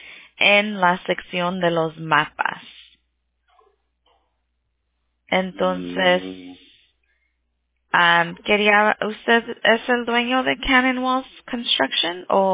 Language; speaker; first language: Spanish; early bilingual, heritage; Spanish